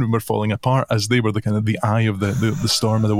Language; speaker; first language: English; native; English